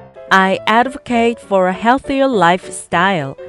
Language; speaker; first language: English; non-native, fluent; Korean